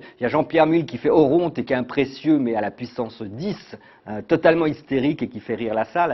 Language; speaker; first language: French; native; French